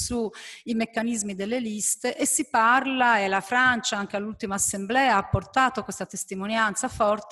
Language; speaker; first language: Italian; native; Italian